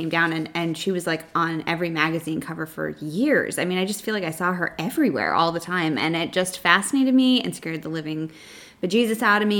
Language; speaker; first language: English; native; English